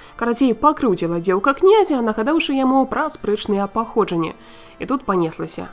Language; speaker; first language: Belarusian; native; Belarusian